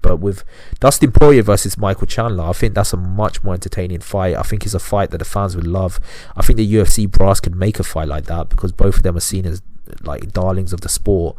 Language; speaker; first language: English; native; English